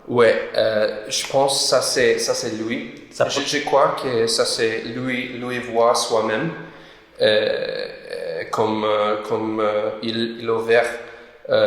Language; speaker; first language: French; non-native, learner; English